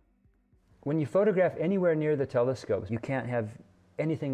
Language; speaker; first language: English; native; English